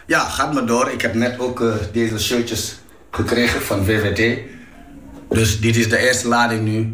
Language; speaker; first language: Dutch; non-native, fluent; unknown